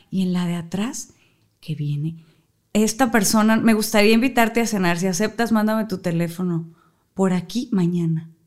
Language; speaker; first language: Spanish; native; Spanish